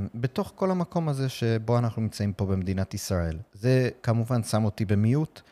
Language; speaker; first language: Hebrew; non-native, fluent; English